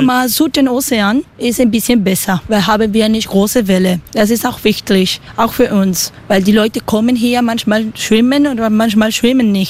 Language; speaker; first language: German; non-native, learner; Spanish